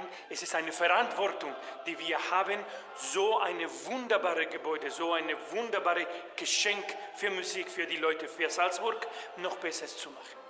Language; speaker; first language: German; non-native, fluent; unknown